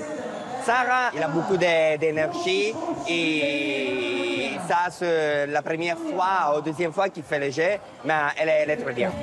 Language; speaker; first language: French; non-native, learner; Italian